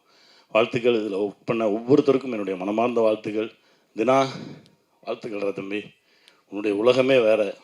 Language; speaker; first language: Tamil; native; Tamil